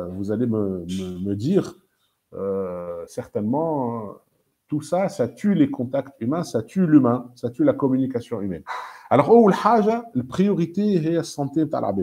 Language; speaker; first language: French; non-native, local second language; Arabic